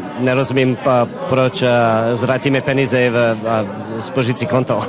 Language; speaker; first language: Czech; non-native, learner; English